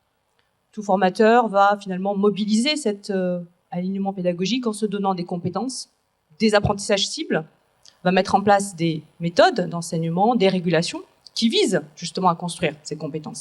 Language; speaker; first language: French; native; French